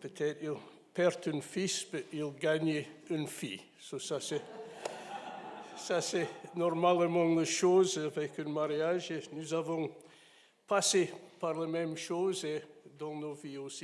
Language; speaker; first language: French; non-native, fluent; English